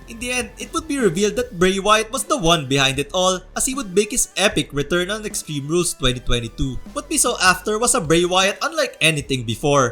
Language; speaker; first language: English; native; English